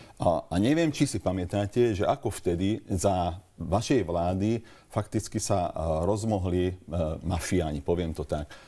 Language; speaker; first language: Slovak; non-native, local second language; Hungarian